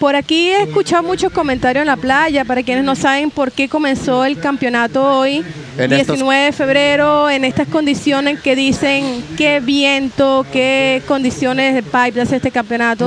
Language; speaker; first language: Spanish; native; Spanish